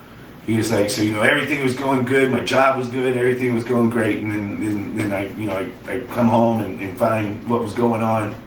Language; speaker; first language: English; native; English